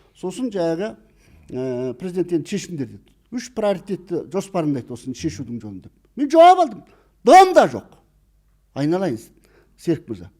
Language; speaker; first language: Kazakh; native; Kazakh